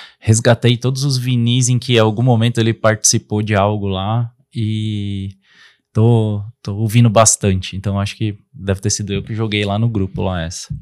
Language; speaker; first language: Portuguese; native; Portuguese